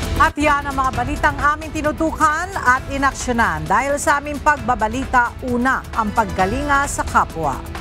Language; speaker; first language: Filipino; native; Filipino